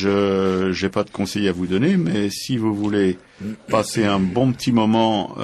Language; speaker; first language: French; native; French